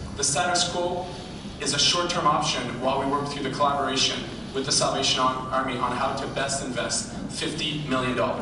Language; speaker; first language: English; non-native, local second language; French